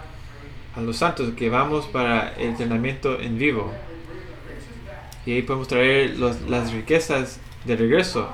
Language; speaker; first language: Spanish; non-native, fluent; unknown